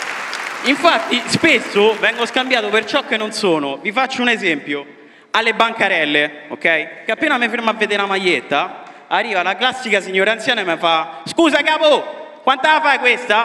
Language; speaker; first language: Italian; early bilingual, other home language; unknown